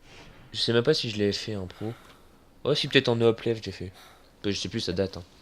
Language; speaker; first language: French; native; French